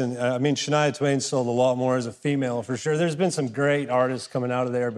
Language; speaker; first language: English; non-native, fluent; German